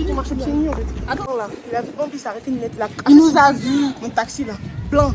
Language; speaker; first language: French; native; French